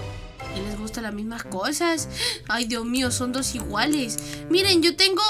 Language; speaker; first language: Spanish; native; Spanish